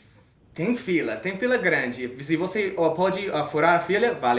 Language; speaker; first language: Portuguese; non-native, learner; English